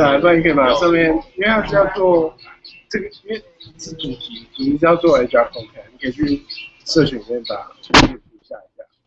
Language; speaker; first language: Chinese; native; Chinese